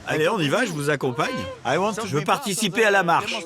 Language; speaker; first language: French; native; French